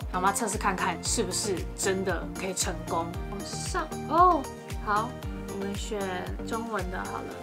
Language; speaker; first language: Chinese; native; Chinese